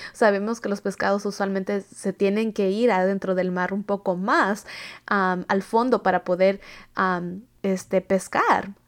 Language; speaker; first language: Spanish; early bilingual, heritage; Spanish